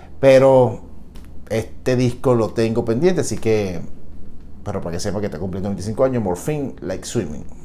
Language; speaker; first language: Spanish; native; Spanish